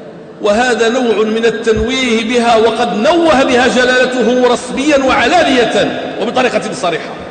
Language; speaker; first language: Arabic; native; Arabic